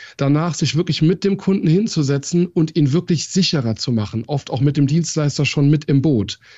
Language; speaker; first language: German; early bilingual, other home language; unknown